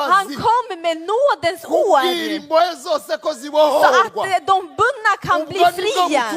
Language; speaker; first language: Swedish; non-native, fluent; Kinyarwanda